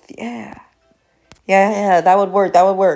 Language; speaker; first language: English; native; English